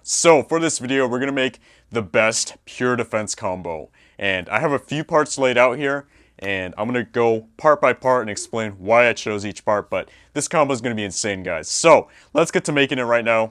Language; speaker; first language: English; native; English